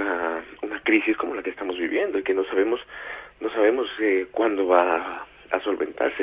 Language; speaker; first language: Spanish; native; Spanish